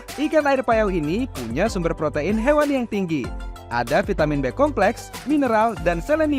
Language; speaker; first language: Indonesian; native; Indonesian